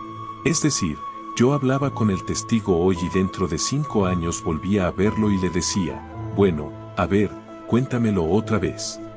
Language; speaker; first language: Spanish; native; Spanish